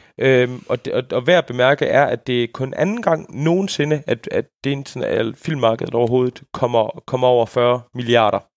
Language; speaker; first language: Danish; native; Danish